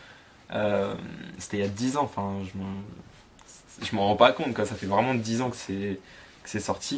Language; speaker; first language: French; native; French